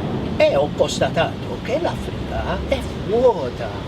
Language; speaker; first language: Italian; non-native, fluent; Maltese